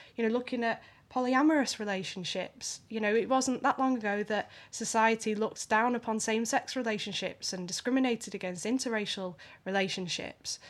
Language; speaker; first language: English; native; English